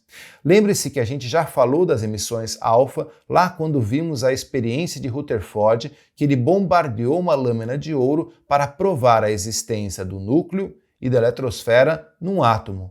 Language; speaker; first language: Portuguese; native; Portuguese